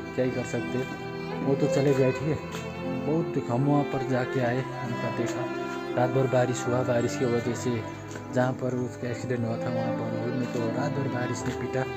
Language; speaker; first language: Hindi; non-native, local second language; Nepali